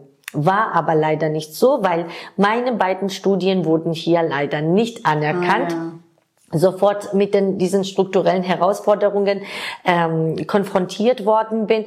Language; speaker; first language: German; non-native, fluent; Georgian